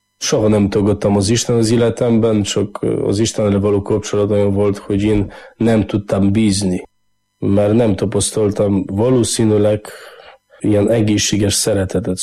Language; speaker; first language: Hungarian; non-native, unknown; Polish